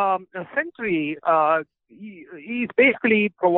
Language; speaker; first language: English; non-native, local second language; Telugu